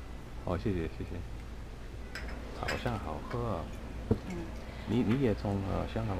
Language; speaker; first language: Chinese; non-native, fluent; English